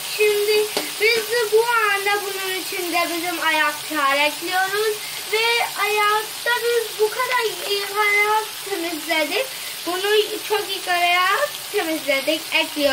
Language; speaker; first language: Turkish; non-native, fluent; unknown